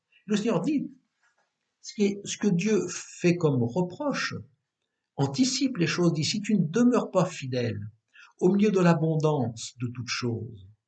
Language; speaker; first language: French; native; French